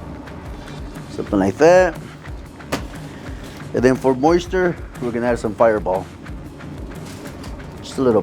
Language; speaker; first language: English; native; English